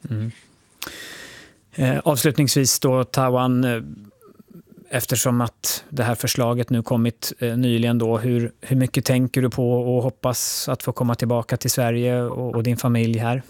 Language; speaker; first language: Swedish; native; Swedish